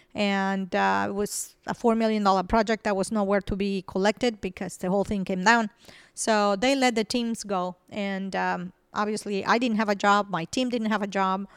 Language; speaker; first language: English; non-native, fluent; Spanish